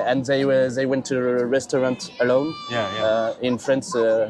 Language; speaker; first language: English; non-native, fluent; French